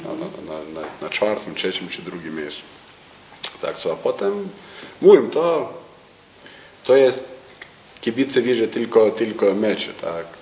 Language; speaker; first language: Polish; non-native, learner; Lithuanian